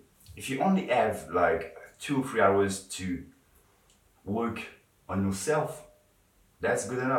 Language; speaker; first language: English; non-native, fluent; French